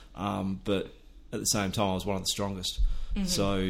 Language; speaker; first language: English; native; English